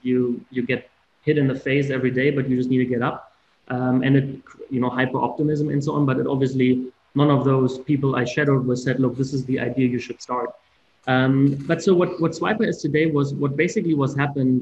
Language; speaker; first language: English; non-native, fluent; German